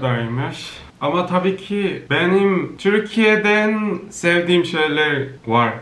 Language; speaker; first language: Turkish; non-native, learner; Korean